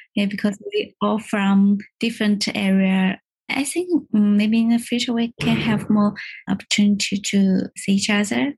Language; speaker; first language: English; non-native, learner; Chinese